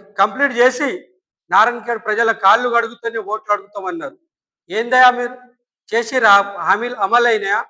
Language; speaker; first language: Telugu; non-native, local second language; Lambadi